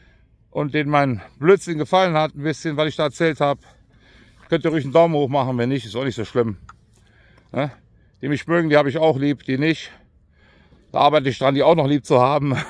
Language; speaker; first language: German; native; German